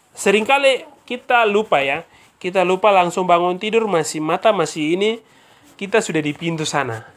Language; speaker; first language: Indonesian; native; Indonesian